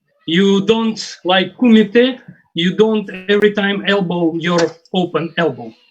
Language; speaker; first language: English; non-native, learner; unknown